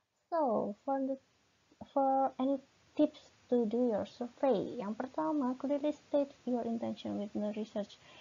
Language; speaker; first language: English; non-native, fluent; Indonesian